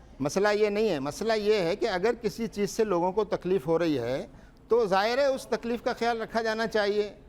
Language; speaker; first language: Urdu; native; Urdu